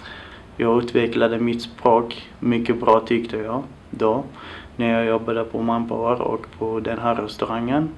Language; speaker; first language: Swedish; non-native, fluent; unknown